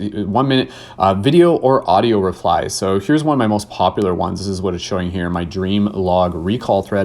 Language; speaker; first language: English; native; English